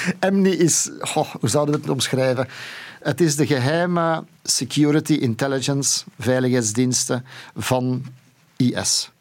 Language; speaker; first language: Dutch; native; Dutch